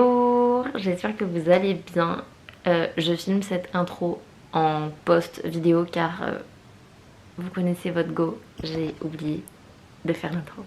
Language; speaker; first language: French; native; French